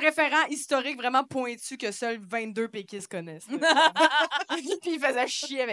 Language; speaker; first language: French; native; French